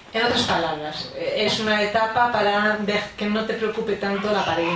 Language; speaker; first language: Spanish; native; Spanish